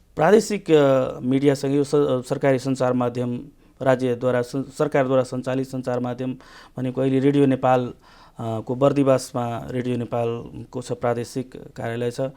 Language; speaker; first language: Nepali; non-native, local second language; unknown